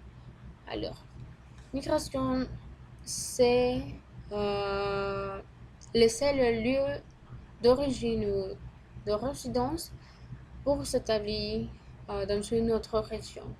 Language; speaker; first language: French; non-native, learner; Spanish